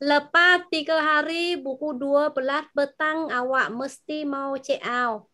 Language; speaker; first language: Indonesian; non-native, fluent; Vietnamese